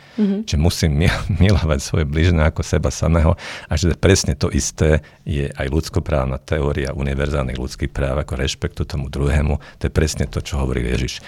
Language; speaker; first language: Slovak; non-native, local second language; Hungarian